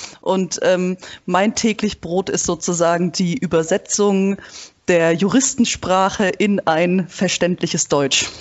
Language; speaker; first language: German; native; German